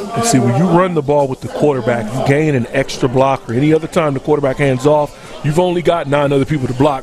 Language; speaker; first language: English; native; English